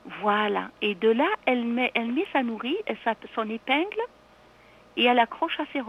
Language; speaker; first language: French; non-native, local second language; Arabic